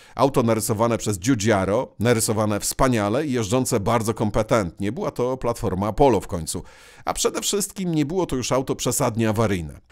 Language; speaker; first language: Polish; native; Polish